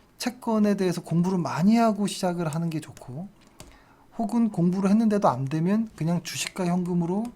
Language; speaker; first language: Korean; native; Korean